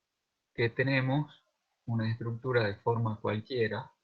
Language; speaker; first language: Spanish; native; Spanish